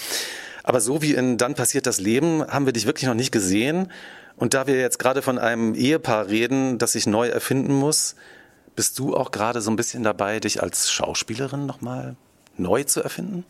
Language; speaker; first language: German; native; German